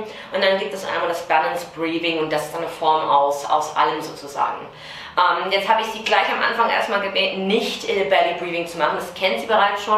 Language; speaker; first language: German; native; German